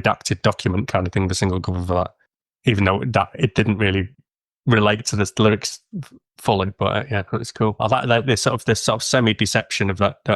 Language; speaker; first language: English; native; English